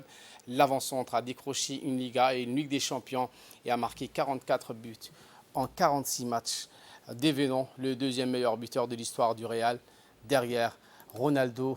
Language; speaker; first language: French; native; French